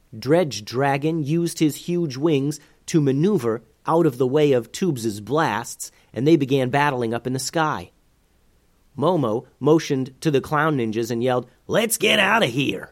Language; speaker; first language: English; native; English